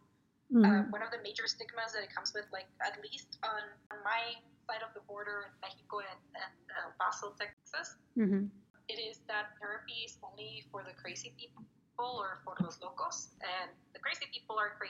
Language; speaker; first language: English; non-native, fluent; Spanish